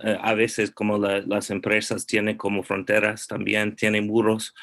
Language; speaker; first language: Spanish; non-native, fluent; English